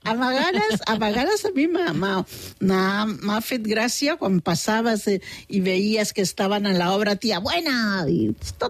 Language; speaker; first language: Catalan; non-native, fluent; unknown